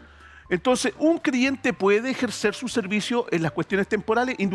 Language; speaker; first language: Spanish; native; Spanish